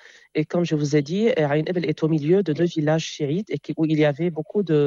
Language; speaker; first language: French; non-native, local second language; Arabic